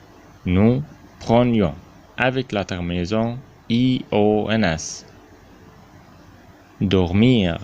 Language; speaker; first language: French; non-native, fluent; Arabic